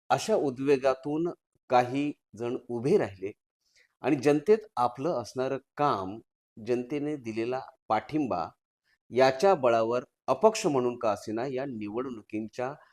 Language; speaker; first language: Marathi; native; Marathi